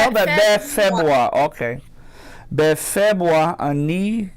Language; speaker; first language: Hebrew; non-native, learner; Portuguese